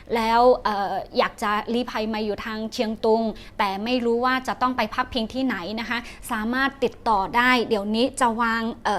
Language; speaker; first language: Thai; non-native, fluent; Shan